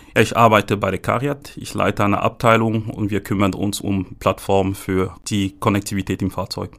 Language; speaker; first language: German; non-native, fluent; French